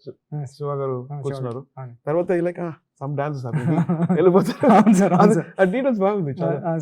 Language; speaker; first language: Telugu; non-native, learner; Tamil